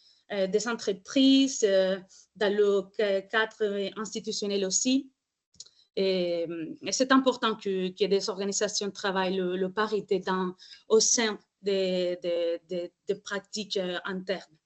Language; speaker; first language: French; non-native, fluent; Spanish